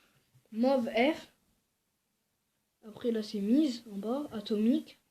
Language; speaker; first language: French; native; French